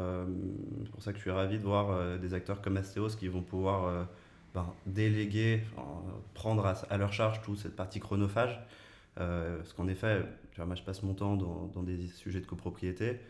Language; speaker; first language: French; native; French